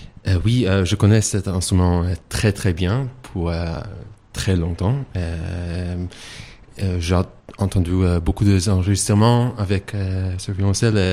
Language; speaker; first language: French; non-native, learner; Hebrew